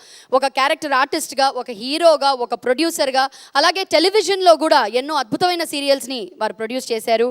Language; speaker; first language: Telugu; native; Telugu